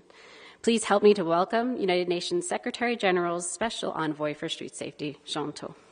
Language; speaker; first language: English; native; English